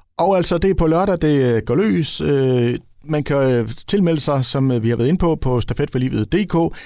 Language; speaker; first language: Danish; native; Danish